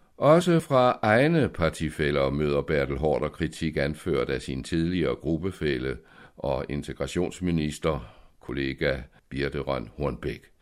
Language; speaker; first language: Danish; native; Danish